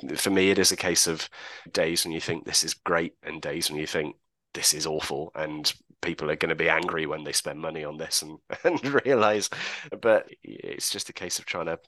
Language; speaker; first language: English; native; English